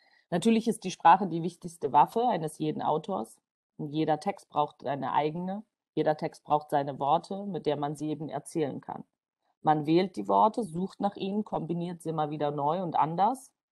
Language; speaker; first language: German; non-native, fluent; Georgian